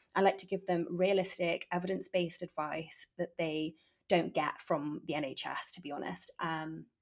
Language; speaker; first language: English; native; English